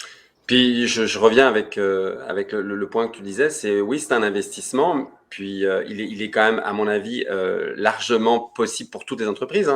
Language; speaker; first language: French; native; French